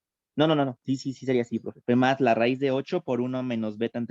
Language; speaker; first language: Spanish; native; Spanish